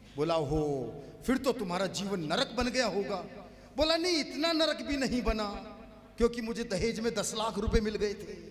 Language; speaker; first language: Hindi; native; Hindi